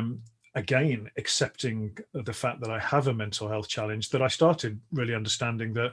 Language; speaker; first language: English; native; English